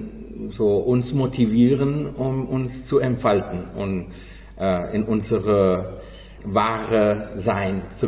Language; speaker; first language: German; non-native, fluent; Spanish